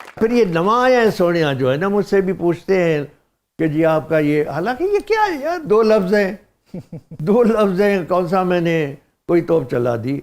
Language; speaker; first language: Urdu; non-native, local second language; Sindhi